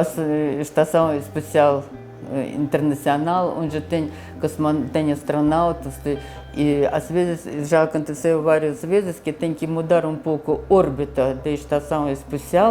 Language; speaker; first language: Portuguese; non-native, fluent; Russian